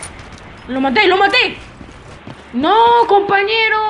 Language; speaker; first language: Spanish; native; Spanish